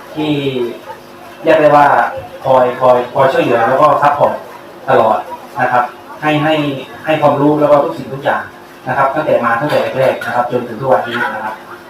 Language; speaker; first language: Thai; native; Thai